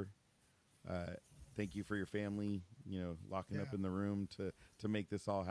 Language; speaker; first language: English; native; English